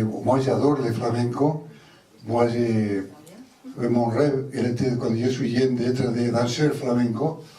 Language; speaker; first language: French; non-native, learner; Spanish